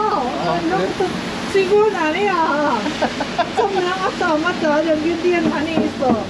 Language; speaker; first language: Korean; non-native, learner; Lao